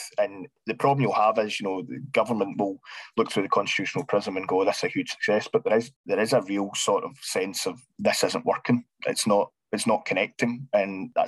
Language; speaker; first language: English; native; English